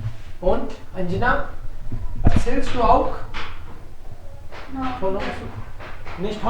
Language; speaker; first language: German; non-native, fluent; Hindi